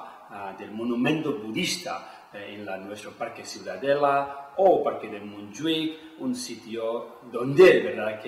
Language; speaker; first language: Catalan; non-native, learner; Tibetan